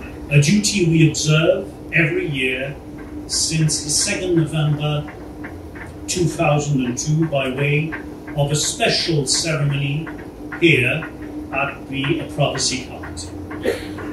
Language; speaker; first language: English; non-native, local second language; Morisyen